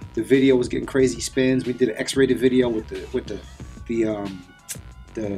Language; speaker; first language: English; native; English